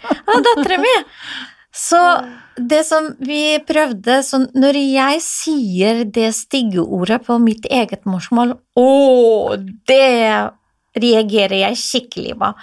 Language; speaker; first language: Norwegian; non-native, fluent; Assyrian Neo-Aramaic